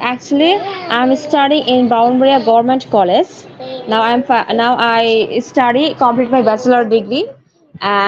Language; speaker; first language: English; non-native, learner; Bangla